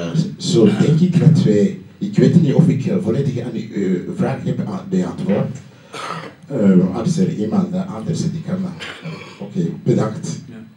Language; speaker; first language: Dutch; non-native, learner; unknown